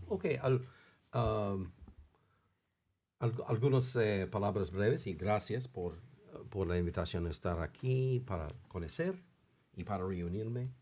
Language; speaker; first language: Spanish; non-native, fluent; English